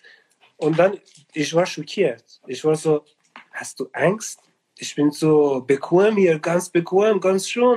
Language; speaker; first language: German; non-native, learner; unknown